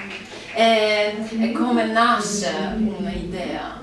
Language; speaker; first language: Italian; non-native, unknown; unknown